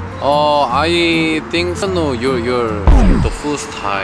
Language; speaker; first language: English; non-native, learner; Korean